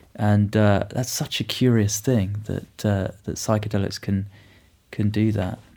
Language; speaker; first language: English; native; English